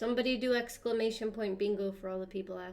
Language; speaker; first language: English; native; English